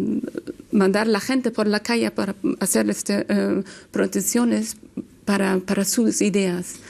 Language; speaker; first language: Spanish; non-native, learner; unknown